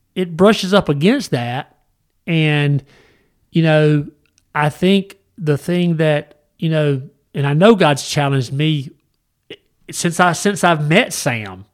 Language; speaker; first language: English; native; English